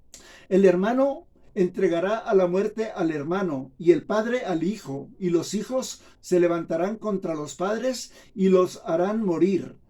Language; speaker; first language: Spanish; native; Spanish